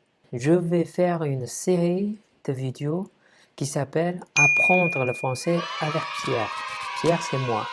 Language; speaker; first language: French; non-native, fluent; Chinese